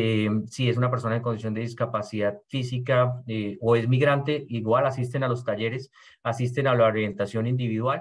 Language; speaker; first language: Spanish; native; Spanish